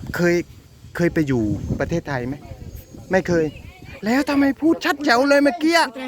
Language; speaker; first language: Thai; native; Thai